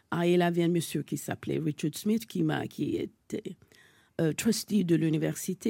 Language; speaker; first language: French; non-native, fluent; English